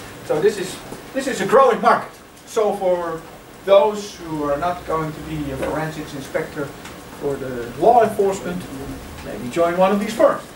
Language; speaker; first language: English; non-native, fluent; Dutch